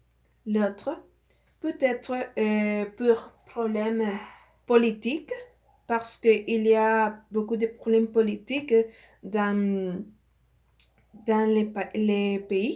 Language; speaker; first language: French; non-native, learner; Spanish